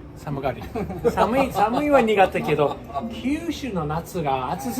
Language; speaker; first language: Japanese; non-native, learner; English